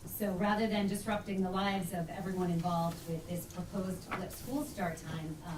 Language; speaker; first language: English; native; English